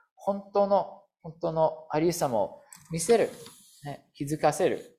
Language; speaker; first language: Japanese; non-native, fluent; English